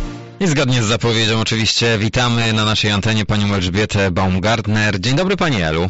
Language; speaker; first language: Polish; native; Polish